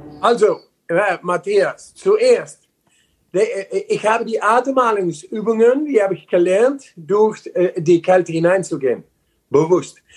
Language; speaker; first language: German; non-native, learner; Dutch